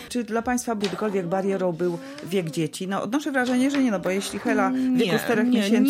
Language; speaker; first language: Polish; native; Polish